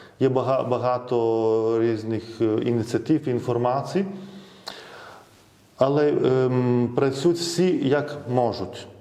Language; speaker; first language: Ukrainian; non-native, fluent; Lithuanian